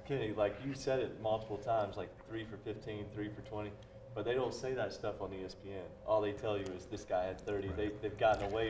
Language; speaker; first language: English; native; English